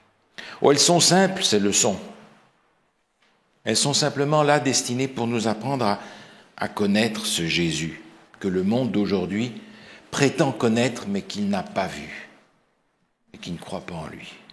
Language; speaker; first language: French; native; French